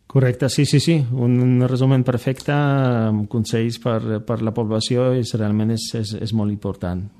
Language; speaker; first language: Catalan; non-native, fluent; Polish